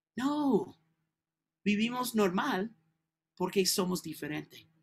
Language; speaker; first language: Spanish; non-native, learner; English